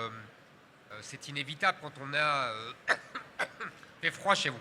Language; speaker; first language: French; native; French